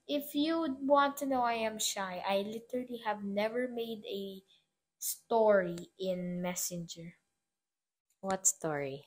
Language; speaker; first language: English; non-native, local second language; Filipino